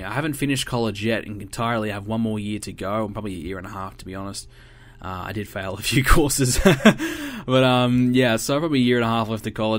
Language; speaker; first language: English; native; English